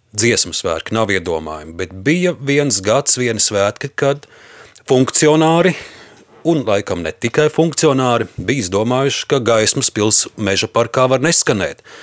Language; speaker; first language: Latvian; native; Latvian